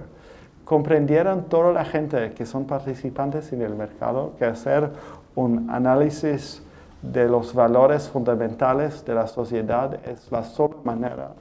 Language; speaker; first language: Spanish; non-native, fluent; English